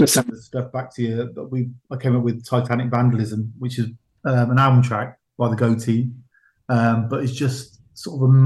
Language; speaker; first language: English; native; English